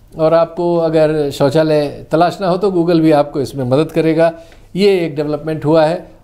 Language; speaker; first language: Hindi; native; Hindi